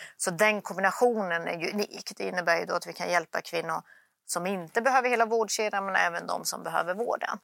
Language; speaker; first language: Swedish; early bilingual, other home language; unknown